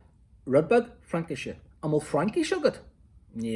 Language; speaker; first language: Irish; non-native, local second language; English